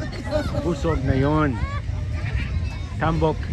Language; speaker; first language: Filipino; non-native, learner; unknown